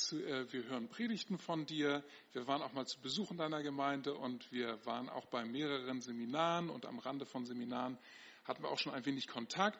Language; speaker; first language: German; native; German